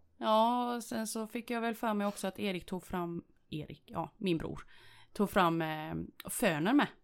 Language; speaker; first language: Swedish; early bilingual, other home language; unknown